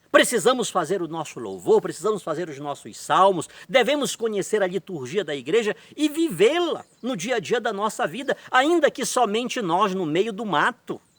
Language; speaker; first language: Portuguese; native; Portuguese